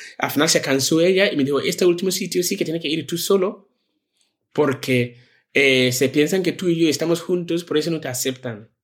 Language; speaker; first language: Spanish; non-native, fluent; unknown